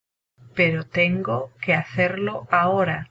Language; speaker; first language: Spanish; non-native, learner; English